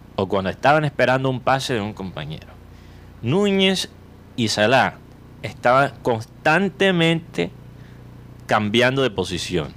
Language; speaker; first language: Spanish; native; Spanish